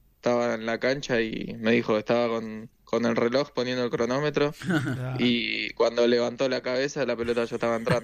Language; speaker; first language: Spanish; native; Spanish